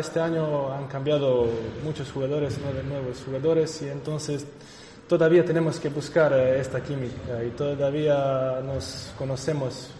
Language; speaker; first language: Spanish; non-native, fluent; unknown